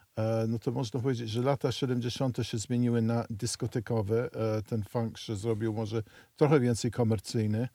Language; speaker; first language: Polish; early bilingual, heritage; Polish